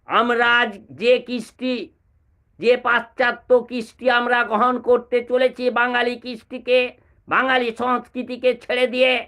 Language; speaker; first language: Bangla; native; Bangla